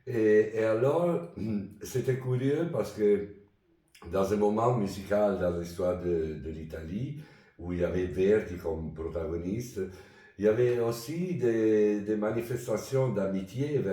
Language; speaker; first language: French; non-native, fluent; Italian